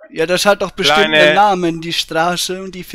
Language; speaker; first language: German; native; German